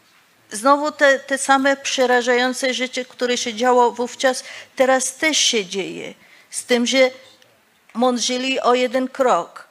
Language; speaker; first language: Polish; non-native, fluent; Persian